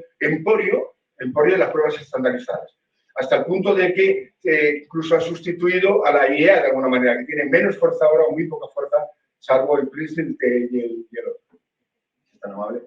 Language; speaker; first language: Spanish; native; Spanish